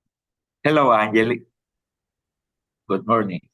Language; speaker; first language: English; non-native, learner; Spanish